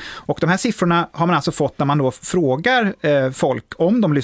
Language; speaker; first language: Swedish; native; Swedish